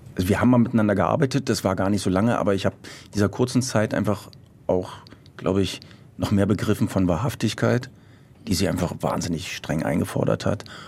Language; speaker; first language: German; early bilingual, other home language; Croatian